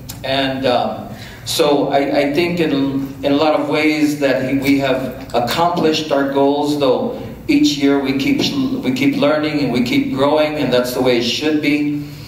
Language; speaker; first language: English; native; English